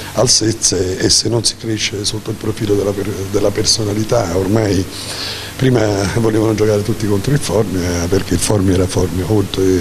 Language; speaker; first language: Italian; native; Italian